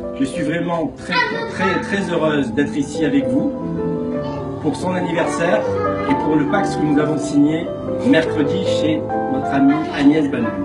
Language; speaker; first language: French; non-native, learner; Thai